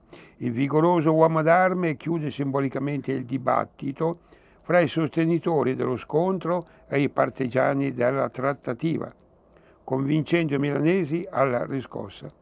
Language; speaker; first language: Italian; native; Italian